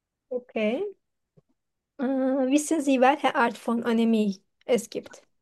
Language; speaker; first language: German; non-native, learner; Turkish